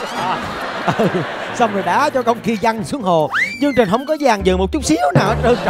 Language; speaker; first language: Vietnamese; native; Vietnamese